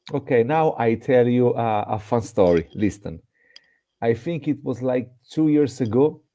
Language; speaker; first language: English; non-native, fluent; Italian